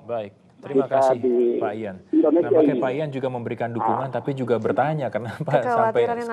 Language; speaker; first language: Indonesian; native; Indonesian